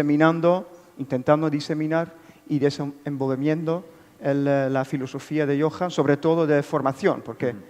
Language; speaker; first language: Spanish; non-native, fluent; Dutch